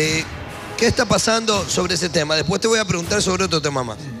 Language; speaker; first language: Spanish; native; Spanish